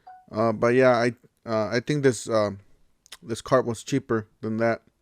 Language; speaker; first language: English; native; English